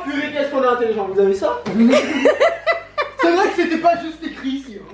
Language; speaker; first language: French; native; French